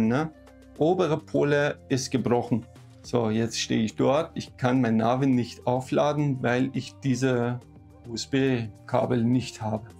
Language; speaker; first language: German; non-native, fluent; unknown